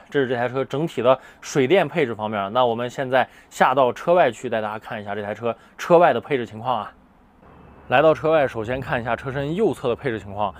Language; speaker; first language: Chinese; native; Chinese